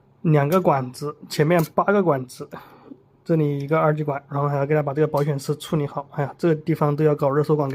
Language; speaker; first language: Chinese; native; Chinese